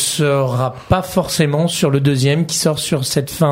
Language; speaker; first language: French; native; French